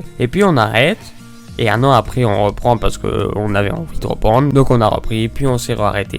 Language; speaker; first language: French; native; French